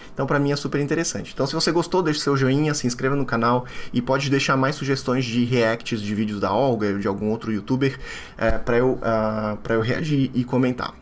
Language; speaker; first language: Portuguese; non-native, fluent; Russian